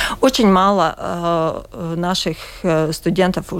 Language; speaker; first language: Russian; non-native, local second language; Latvian